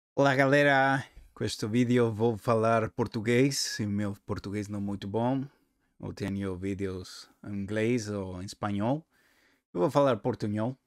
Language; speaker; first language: Portuguese; non-native, learner; Spanish